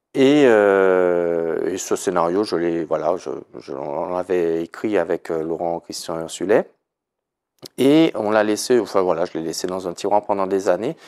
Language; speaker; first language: French; native; French